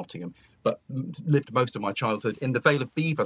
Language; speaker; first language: English; native; English